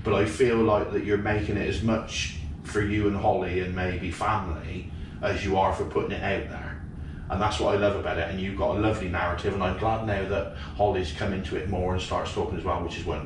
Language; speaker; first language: English; native; English